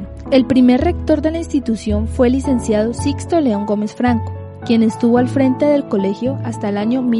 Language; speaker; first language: Spanish; native; Spanish